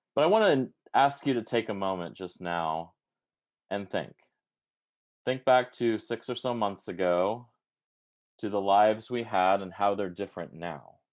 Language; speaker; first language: English; native; English